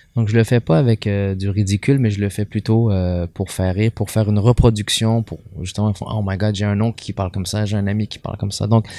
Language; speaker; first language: French; native; French